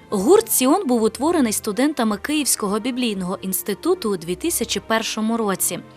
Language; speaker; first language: Ukrainian; native; Ukrainian